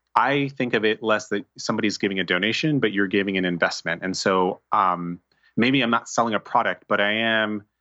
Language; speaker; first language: English; native; English